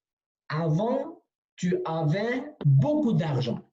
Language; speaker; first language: French; non-native, fluent; Kurdish